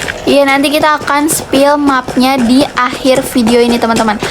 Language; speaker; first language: Indonesian; native; Indonesian